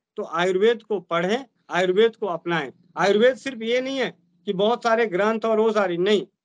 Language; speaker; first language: Hindi; native; Hindi